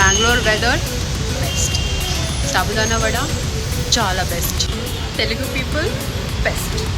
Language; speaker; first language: Telugu; non-native, local second language; Kannada